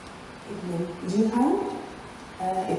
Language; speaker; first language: Dutch; non-native, learner; Arabic